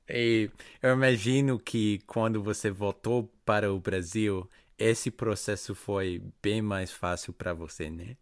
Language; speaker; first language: Portuguese; non-native, fluent; English